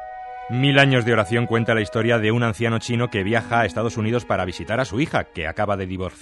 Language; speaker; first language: Spanish; native; Spanish